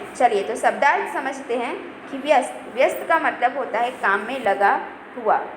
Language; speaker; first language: Hindi; non-native, local second language; Gujarati